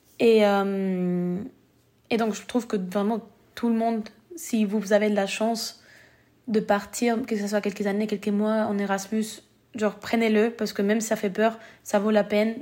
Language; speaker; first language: French; early bilingual, other home language; Spanish